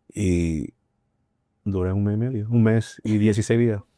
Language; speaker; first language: Spanish; early bilingual, heritage; Spanish